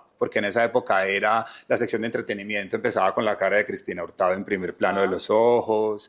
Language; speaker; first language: Spanish; native; Spanish